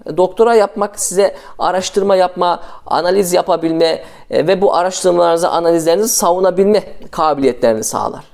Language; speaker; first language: Turkish; early bilingual, heritage; Turkish